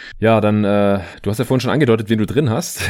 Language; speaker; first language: German; native; German